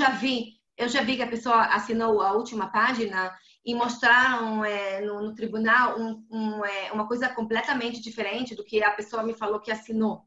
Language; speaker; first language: Portuguese; non-native, fluent; Hebrew